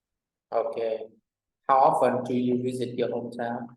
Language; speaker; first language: English; non-native, fluent; Vietnamese